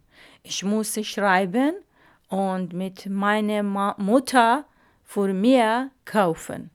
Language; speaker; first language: German; non-native, learner; Arabic